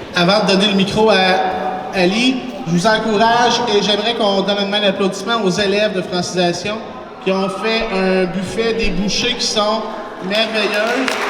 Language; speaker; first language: French; native; French